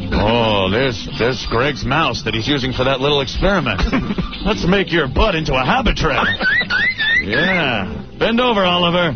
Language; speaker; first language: English; native; English